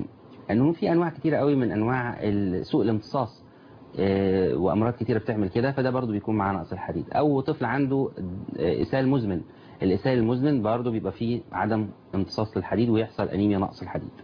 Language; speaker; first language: Arabic; native; Arabic